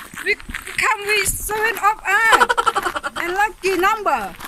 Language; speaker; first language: English; non-native, learner; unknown